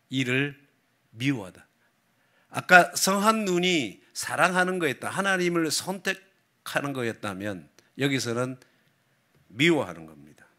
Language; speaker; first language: Korean; native; Korean